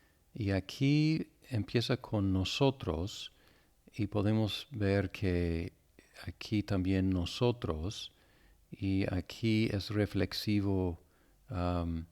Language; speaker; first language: Spanish; non-native, fluent; English